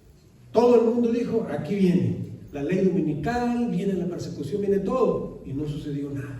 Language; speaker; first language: Spanish; native; Spanish